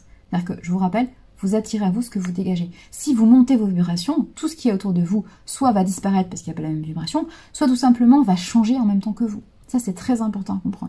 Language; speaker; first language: French; native; French